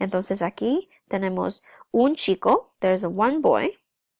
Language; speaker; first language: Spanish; non-native, fluent; English